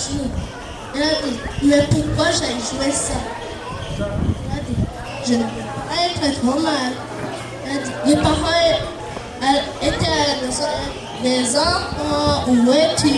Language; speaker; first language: French; non-native, learner; Kinyarwanda